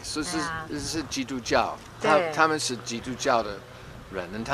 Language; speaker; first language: Chinese; non-native, fluent; English